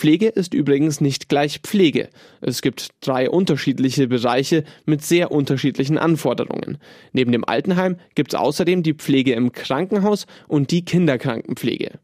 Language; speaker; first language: German; native; German